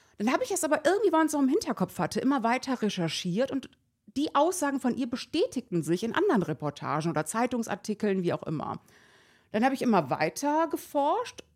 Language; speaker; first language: German; early bilingual, other home language; Persian